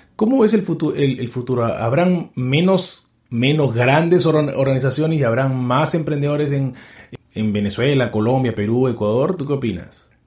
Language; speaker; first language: Spanish; native; Spanish